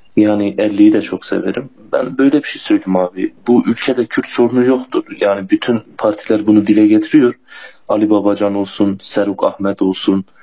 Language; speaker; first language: Turkish; non-native, local second language; Kurdish